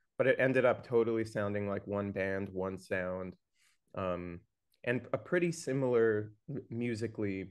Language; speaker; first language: English; native; English